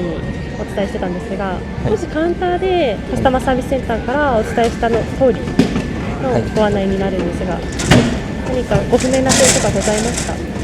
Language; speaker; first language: Japanese; native; Japanese